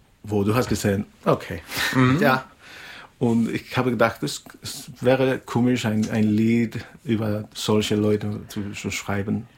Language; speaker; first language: German; non-native, fluent; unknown